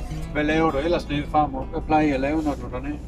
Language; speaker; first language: Danish; native; Danish